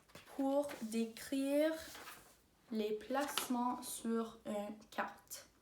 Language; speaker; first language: French; non-native, local second language; English